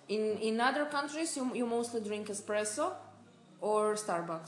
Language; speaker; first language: English; non-native, fluent; Croatian